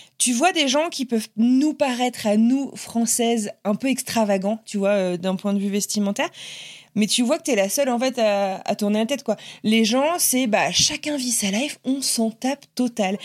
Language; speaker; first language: French; native; French